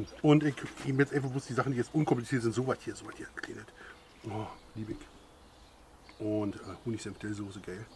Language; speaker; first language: German; native; German